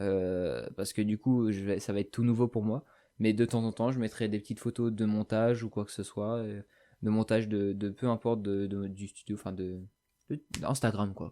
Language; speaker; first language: French; native; French